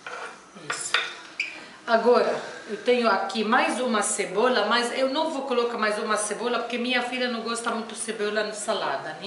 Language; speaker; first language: Portuguese; non-native, fluent; Arabic